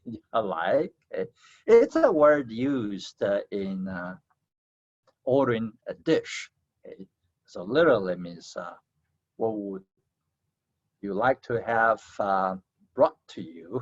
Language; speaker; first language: English; non-native, fluent; Chinese